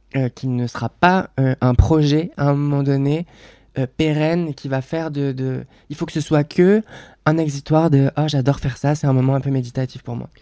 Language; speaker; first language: French; native; French